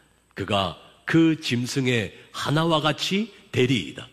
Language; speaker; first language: Korean; native; Korean